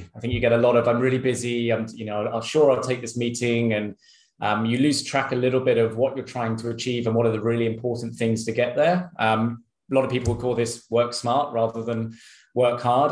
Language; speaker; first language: English; native; English